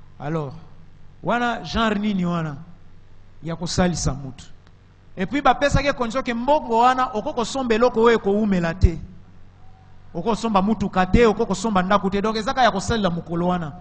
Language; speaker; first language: Lingala; native; Lingala